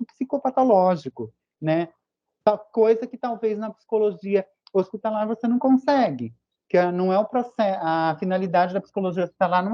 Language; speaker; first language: Portuguese; native; Portuguese